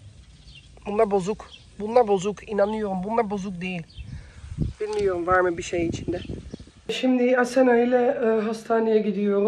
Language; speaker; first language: Turkish; early bilingual, heritage; Turkish